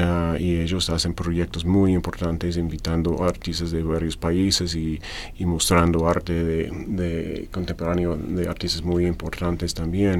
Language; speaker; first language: Spanish; non-native, fluent; English